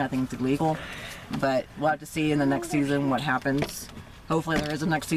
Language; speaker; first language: English; native; English